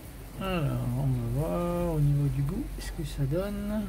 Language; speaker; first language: French; native; French